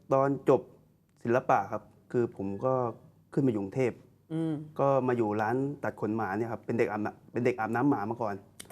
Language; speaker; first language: Thai; native; Thai